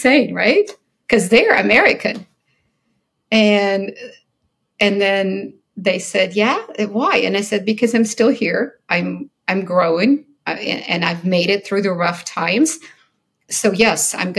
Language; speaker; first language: English; early bilingual, other home language; Ukrainian